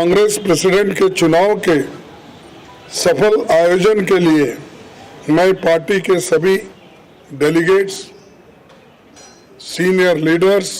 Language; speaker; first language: Hindi; non-native, local second language; Kannada